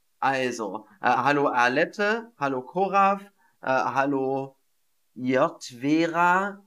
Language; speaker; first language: German; non-native, fluent; English